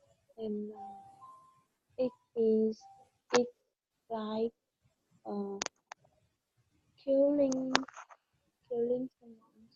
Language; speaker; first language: English; non-native, learner; Vietnamese